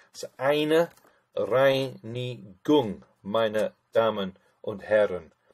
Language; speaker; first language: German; non-native, fluent; English